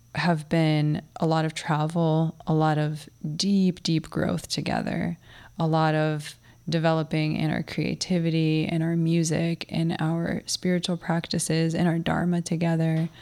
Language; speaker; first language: English; early bilingual, other home language; Russian